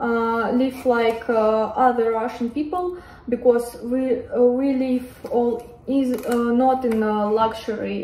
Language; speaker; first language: English; non-native, learner; Russian